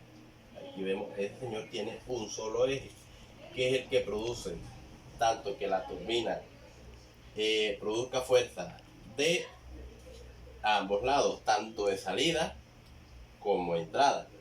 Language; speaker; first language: Spanish; native; Spanish